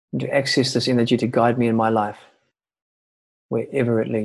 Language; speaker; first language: English; native; English